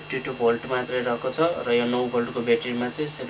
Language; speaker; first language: Nepali; native; Nepali